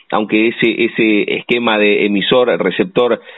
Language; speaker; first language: Spanish; native; Spanish